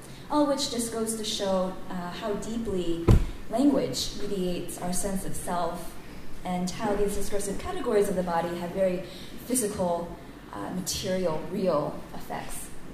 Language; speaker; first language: English; native; English